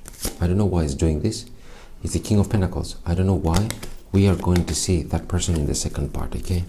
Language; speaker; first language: English; non-native, fluent; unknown